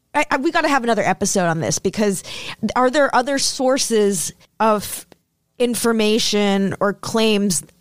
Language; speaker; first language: English; early bilingual, other home language; Hindi